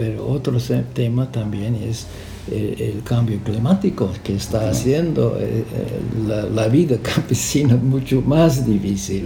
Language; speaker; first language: Spanish; non-native, fluent; English